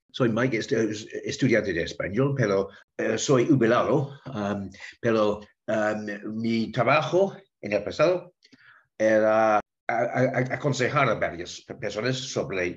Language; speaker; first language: Spanish; non-native, learner; English